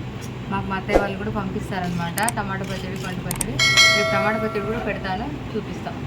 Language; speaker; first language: Telugu; native; Telugu